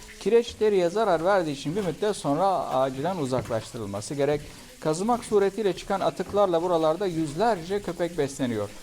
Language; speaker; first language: Turkish; native; Turkish